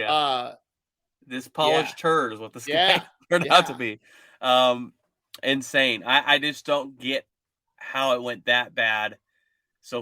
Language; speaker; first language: English; native; English